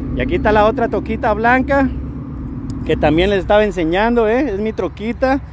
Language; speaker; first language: Spanish; native; Spanish